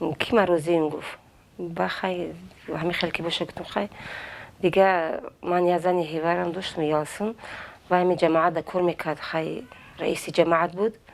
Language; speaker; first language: Tajik; non-native, fluent; Avaric